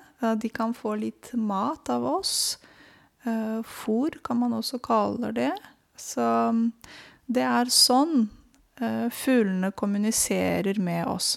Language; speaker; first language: Norwegian; non-native, fluent; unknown